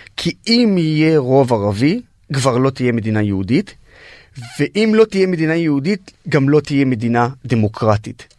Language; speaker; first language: Hebrew; non-native, local second language; Arabic